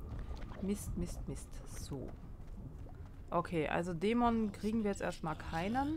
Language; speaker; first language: German; native; German